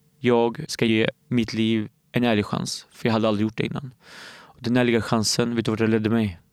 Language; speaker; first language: Swedish; early bilingual, other home language; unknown